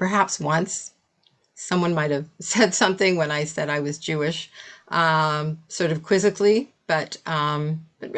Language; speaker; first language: English; native; English